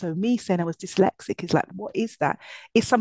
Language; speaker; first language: English; native; English